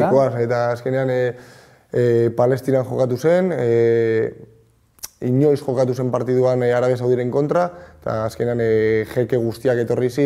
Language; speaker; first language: Basque; non-native, local second language; Spanish